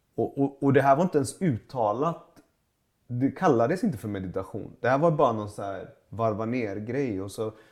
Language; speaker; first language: Swedish; early bilingual, other home language; Persian